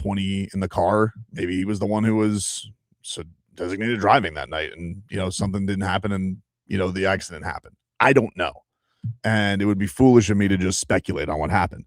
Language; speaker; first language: English; native; English